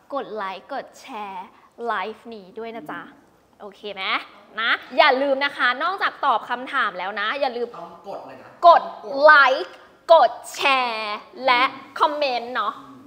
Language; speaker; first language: Thai; native; Thai